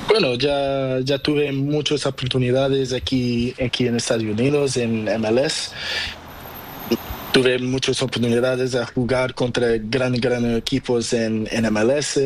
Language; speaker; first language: Spanish; non-native, learner; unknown